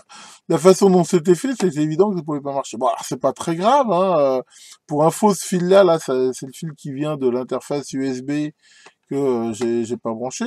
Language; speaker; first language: French; native; French